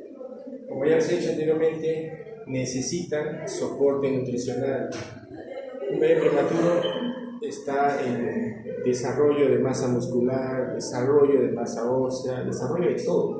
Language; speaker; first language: Spanish; native; Spanish